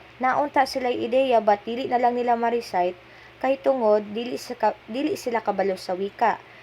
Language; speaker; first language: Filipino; non-native, local second language; Cebuano